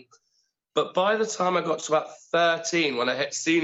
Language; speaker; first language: English; native; English